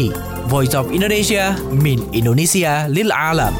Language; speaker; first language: Arabic; native; Arabic